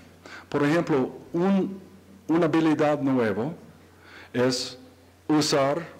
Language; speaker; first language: Spanish; non-native, learner; English